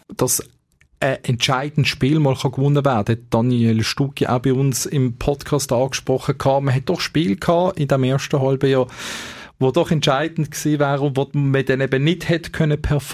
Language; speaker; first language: German; native; German